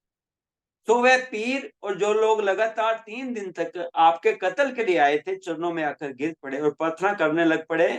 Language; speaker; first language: Hindi; native; Hindi